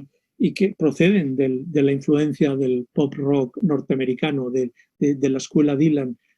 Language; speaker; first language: Spanish; native; Spanish